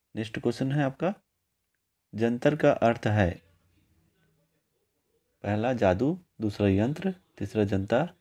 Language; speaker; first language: Hindi; native; Hindi